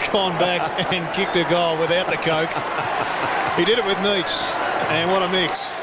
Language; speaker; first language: English; native; English